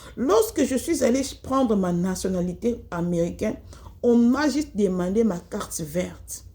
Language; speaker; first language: French; non-native, local second language; Lingala